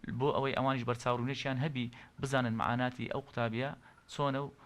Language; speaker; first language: Central Kurdish; native; Central Kurdish